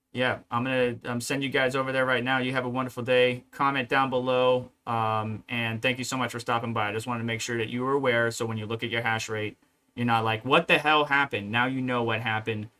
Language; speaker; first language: English; native; English